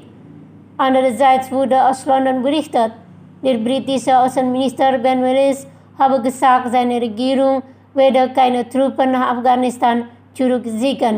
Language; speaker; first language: German; non-native, fluent; Indonesian